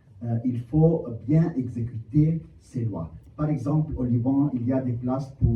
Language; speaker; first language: French; non-native, local second language; Arabic